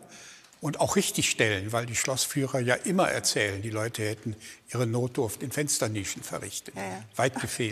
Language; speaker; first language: German; native; German